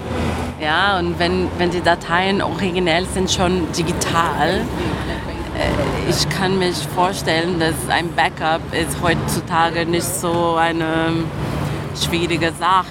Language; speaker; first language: German; non-native, fluent; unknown